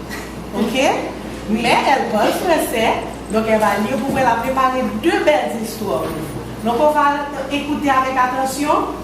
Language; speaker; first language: French; non-native, local second language; Haitian Creole